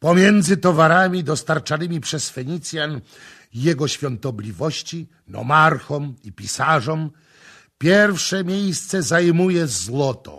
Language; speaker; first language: Polish; native; Polish